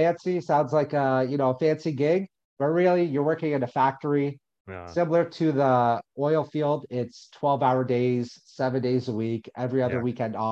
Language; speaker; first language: English; native; English